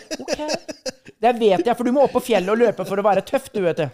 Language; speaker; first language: Norwegian; native; Norwegian